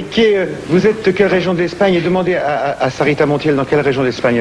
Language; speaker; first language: French; native; French